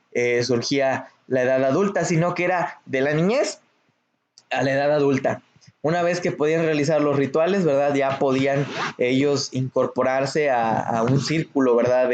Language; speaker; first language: Spanish; native; Spanish